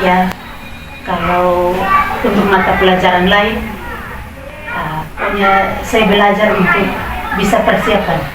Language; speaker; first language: Indonesian; non-native, local second language; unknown